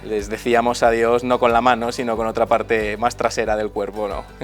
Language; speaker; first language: Spanish; native; Spanish